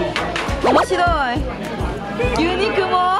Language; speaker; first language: Japanese; non-native, fluent; Chinese